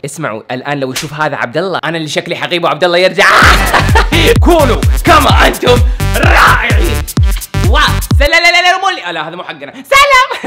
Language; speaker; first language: Arabic; native; Arabic